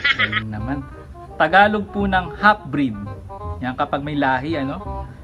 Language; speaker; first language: Filipino; native; Filipino